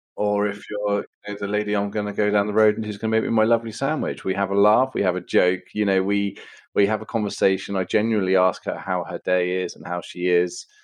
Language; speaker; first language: English; native; English